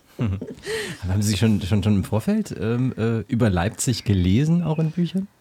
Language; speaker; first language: German; native; German